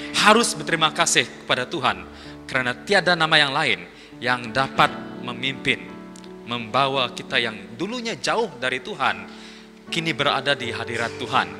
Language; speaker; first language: Malay; non-native, local second language; Iban